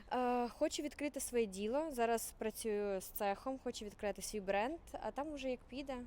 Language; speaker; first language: Ukrainian; non-native, local second language; Russian